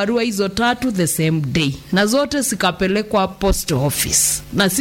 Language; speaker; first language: Swahili; non-native, local second language; Kamba